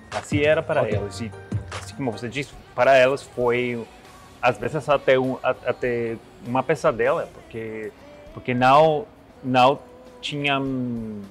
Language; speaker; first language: Portuguese; non-native, learner; Spanish